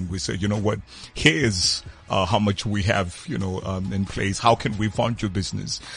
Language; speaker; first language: English; non-native, local second language; Tswana